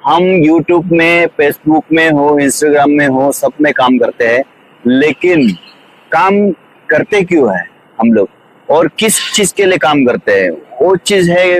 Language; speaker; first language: Hindi; non-native, local second language; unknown